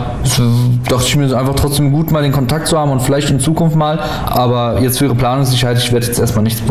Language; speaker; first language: German; native; German